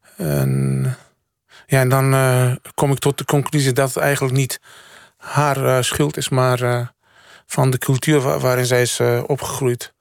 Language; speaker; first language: Dutch; early bilingual, other home language; Turkish